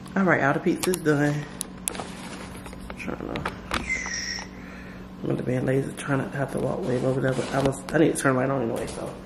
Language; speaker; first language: English; native; English